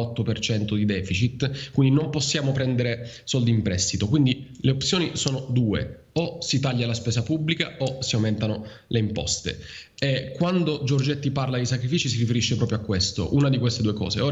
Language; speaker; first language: Italian; native; Italian